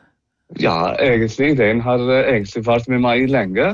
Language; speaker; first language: Norwegian; non-native, fluent; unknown